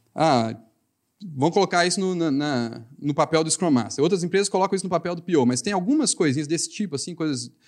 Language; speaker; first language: Portuguese; native; Portuguese